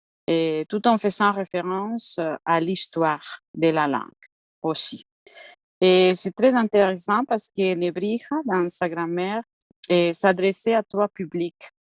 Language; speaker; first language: French; non-native, fluent; Spanish